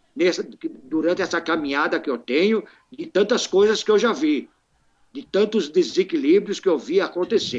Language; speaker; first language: Portuguese; native; Portuguese